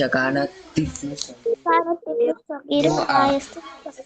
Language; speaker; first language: Arabic; non-native, learner; Bangla